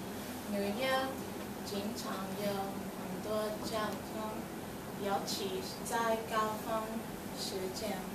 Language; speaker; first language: Chinese; non-native, learner; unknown